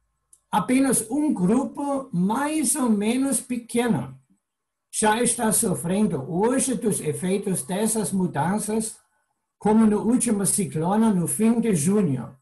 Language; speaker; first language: Portuguese; non-native, fluent; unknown